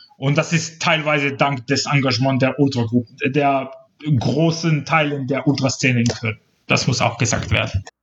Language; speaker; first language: German; non-native, fluent; Hebrew